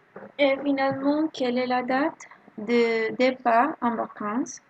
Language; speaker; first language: French; non-native, learner; Spanish